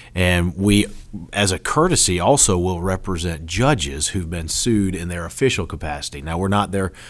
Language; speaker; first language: English; native; English